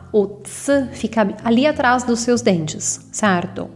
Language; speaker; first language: Portuguese; non-native, fluent; Italian